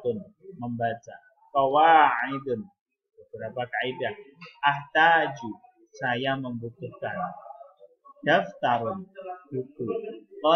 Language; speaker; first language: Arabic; non-native, fluent; Indonesian